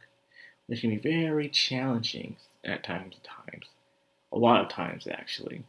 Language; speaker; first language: English; native; English